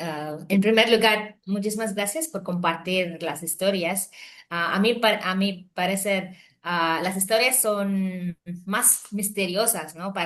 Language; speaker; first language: Spanish; non-native, fluent; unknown